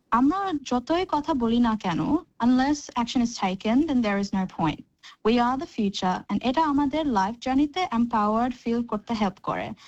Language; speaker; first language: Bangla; early bilingual, heritage; Bangla